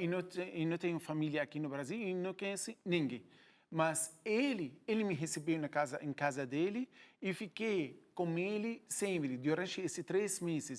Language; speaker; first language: Portuguese; non-native, learner; Arabic